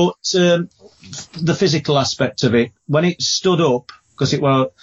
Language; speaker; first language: English; native; English